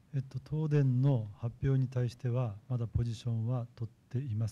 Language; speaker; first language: Japanese; native; Japanese